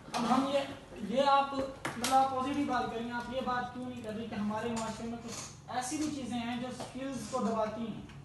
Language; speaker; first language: Urdu; non-native, local second language; Punjabi